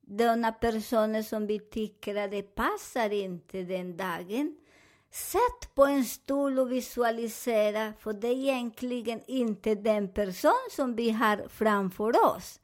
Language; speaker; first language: Swedish; non-native, learner; Spanish